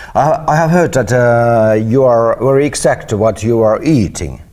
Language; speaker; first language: English; non-native, learner; Finnish